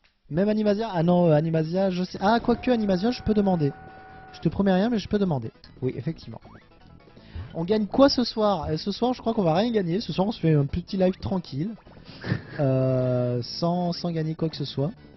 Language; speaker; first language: French; native; French